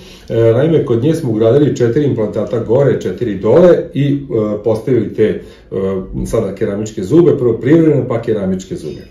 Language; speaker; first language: Serbian; native; Serbian